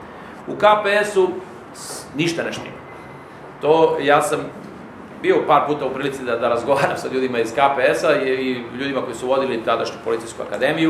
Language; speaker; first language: Serbian; native; Serbian